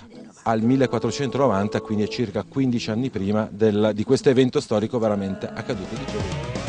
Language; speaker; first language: Italian; native; Italian